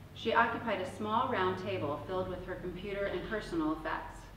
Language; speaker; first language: English; native; English